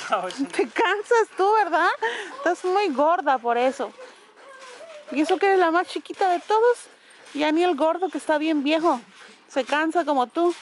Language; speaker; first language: Spanish; native; Spanish